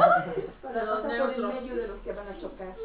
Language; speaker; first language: Spanish; native; Spanish